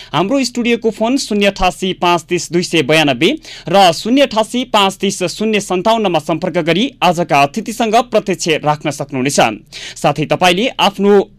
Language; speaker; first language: Nepali; native; Nepali